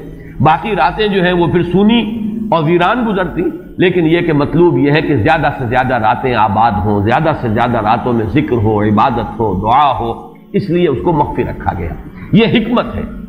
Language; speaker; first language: Urdu; native; Urdu